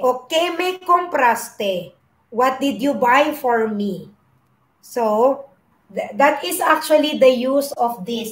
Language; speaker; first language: English; non-native, local second language; Filipino